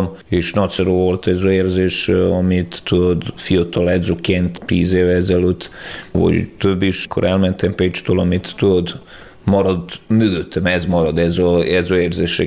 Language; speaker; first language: Hungarian; non-native, learner; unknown